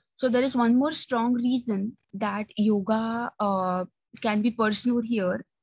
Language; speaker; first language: English; non-native, local second language; Marathi